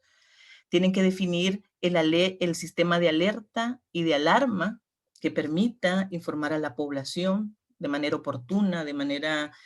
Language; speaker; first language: Spanish; native; Spanish